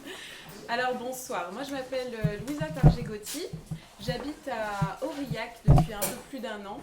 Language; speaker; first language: French; native; French